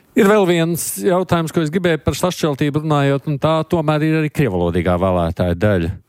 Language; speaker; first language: Latvian; native; Latvian